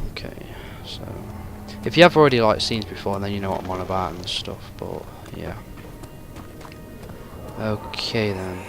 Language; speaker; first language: English; native; English